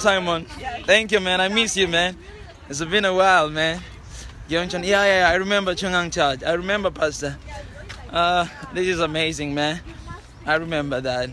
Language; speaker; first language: English; non-native, local second language; Swahili